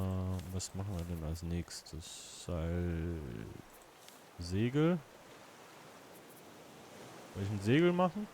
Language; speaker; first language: German; native; German